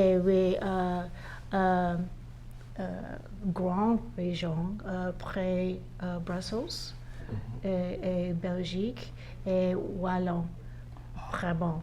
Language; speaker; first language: French; non-native, learner; English